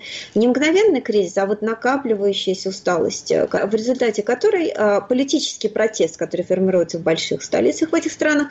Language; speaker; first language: Russian; native; Russian